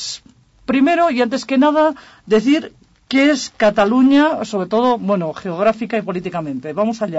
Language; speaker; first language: Spanish; native; Spanish